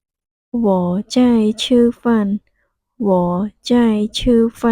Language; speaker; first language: Chinese; non-native, fluent; Khmer